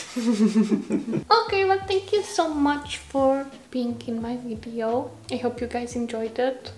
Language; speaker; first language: English; non-native, fluent; Hungarian